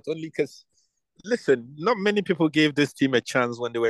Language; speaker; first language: English; non-native, local second language; Akan